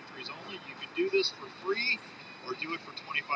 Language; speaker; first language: English; native; English